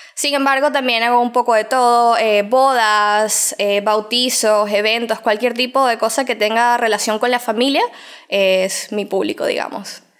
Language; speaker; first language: Spanish; native; Spanish